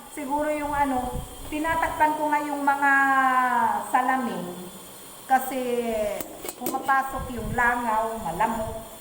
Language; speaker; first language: Filipino; native; Filipino